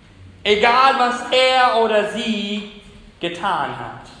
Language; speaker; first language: German; non-native, fluent; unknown